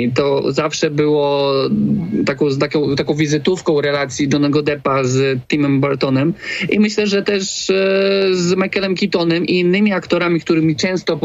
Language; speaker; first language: Polish; native; Polish